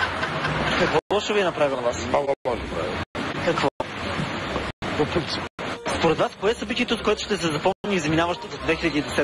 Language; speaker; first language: Bulgarian; native; Bulgarian